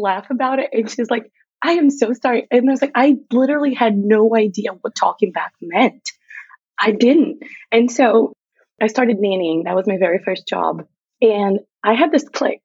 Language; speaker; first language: English; non-native, fluent; Portuguese